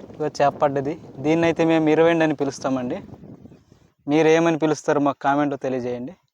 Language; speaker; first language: Telugu; non-native, local second language; Koya